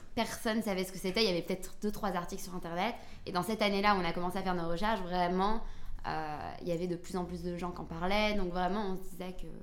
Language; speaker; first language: French; native; French